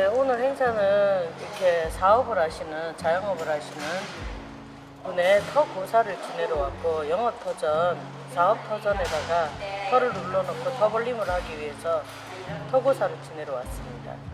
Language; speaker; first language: Korean; native; Korean